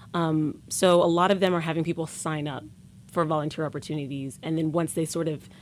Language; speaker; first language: English; native; English